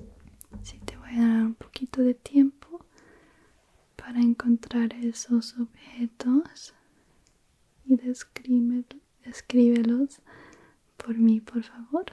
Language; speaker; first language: Spanish; early bilingual, heritage; Spanish